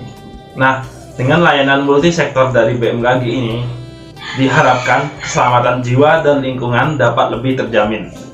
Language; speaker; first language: Indonesian; native; Indonesian